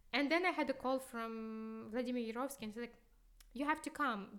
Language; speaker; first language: English; non-native, fluent; Ukrainian